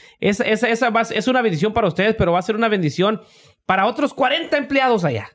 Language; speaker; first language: Spanish; native; Spanish